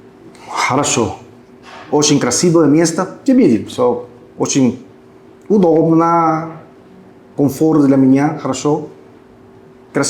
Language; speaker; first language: Russian; non-native, learner; Spanish